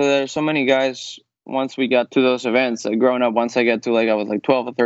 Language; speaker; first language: English; non-native, fluent; Spanish